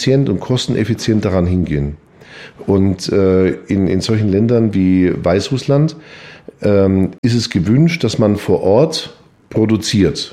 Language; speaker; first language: German; native; German